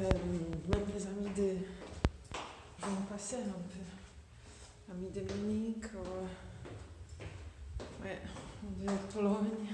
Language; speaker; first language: French; non-native, fluent; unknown